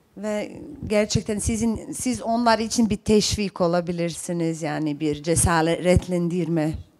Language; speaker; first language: Turkish; non-native, fluent; Bosnian